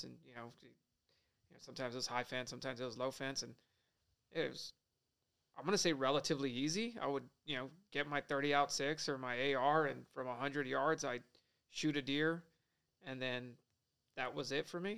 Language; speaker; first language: English; native; English